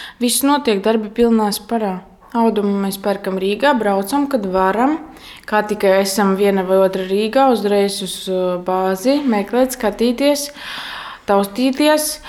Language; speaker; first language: Latvian; native; Latvian